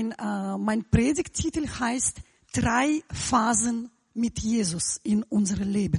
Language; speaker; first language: German; non-native, fluent; Russian